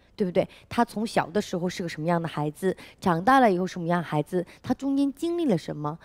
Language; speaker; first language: Chinese; native; Chinese